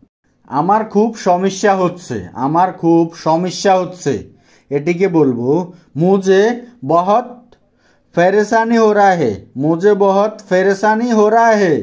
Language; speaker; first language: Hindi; non-native, fluent; Bangla